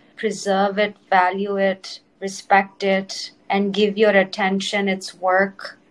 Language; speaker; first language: English; non-native, local second language; Telugu